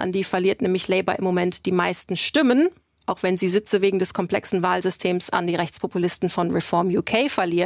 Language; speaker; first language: German; native; German